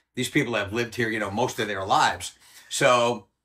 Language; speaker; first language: English; native; English